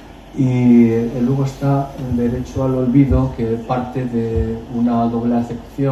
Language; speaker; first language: Spanish; native; Spanish